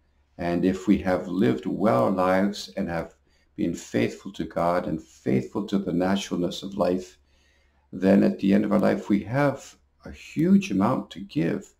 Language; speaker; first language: English; native; English